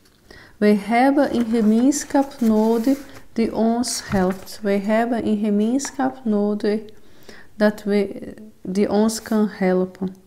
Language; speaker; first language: Dutch; non-native, fluent; Portuguese